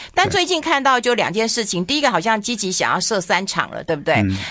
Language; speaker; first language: Chinese; native; Chinese